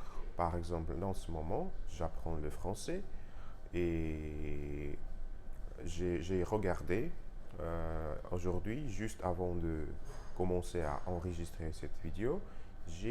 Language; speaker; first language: French; non-native, learner; Russian